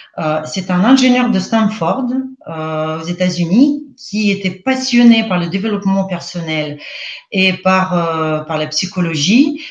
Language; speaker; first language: French; non-native, fluent; Russian